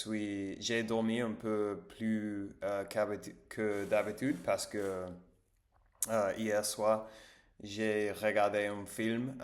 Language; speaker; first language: French; non-native, learner; English